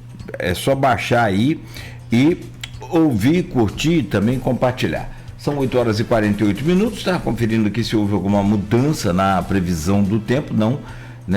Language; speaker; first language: Portuguese; native; Portuguese